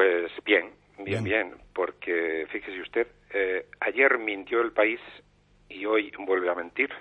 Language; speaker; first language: Spanish; native; Spanish